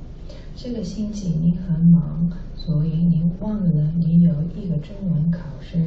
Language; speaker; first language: Chinese; non-native, learner; English